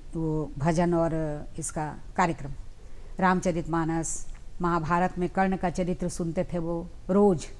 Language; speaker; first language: Hindi; native; Hindi